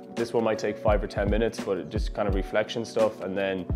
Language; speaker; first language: English; native; English